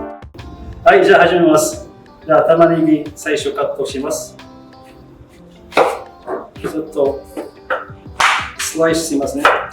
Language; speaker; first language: Japanese; non-native, learner; Arabic